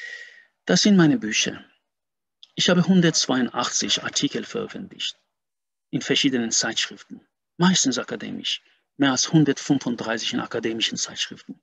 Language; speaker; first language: German; non-native, fluent; Persian